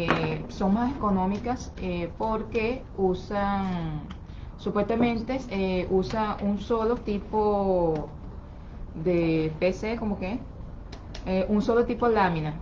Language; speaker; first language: Spanish; non-native, fluent; Chinese